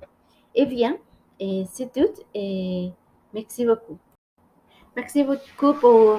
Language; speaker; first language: French; non-native, learner; Spanish